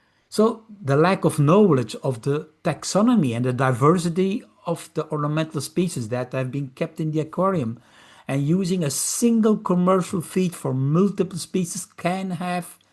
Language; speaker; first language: English; non-native, fluent; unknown